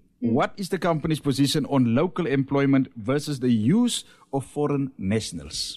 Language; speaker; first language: English; non-native, local second language; Afrikaans